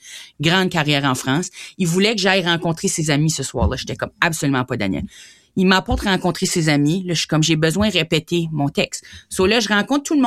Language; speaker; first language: French; native; French